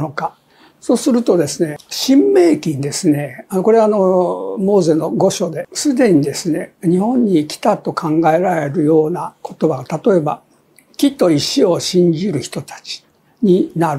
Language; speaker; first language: Japanese; native; Japanese